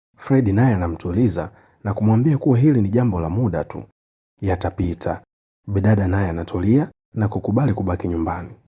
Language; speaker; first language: Swahili; native; Swahili